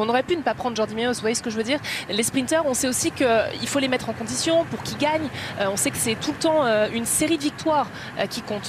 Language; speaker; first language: French; native; French